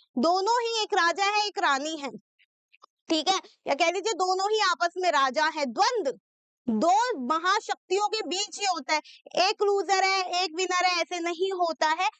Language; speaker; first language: Hindi; native; Hindi